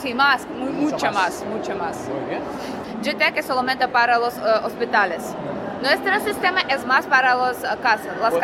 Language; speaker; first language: Spanish; non-native, learner; Russian